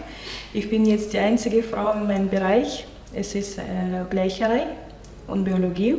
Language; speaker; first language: German; non-native, local second language; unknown